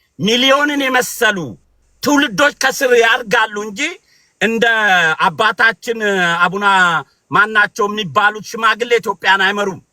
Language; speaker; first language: Amharic; non-native, local second language; Oromo